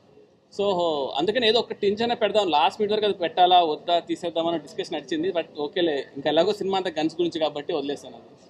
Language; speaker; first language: Telugu; native; Telugu